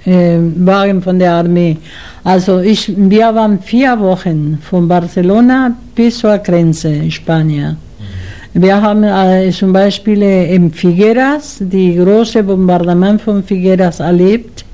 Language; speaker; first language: German; non-native, learner; Spanish